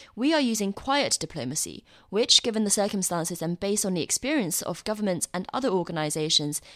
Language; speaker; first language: English; non-native, fluent; Chinese